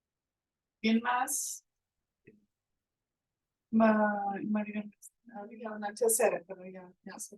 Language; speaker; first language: Spanish; non-native, fluent; English